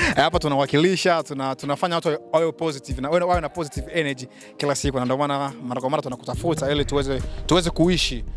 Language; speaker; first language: Swahili; native; Swahili